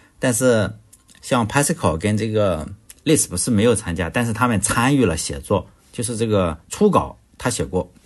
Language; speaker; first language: Chinese; native; Chinese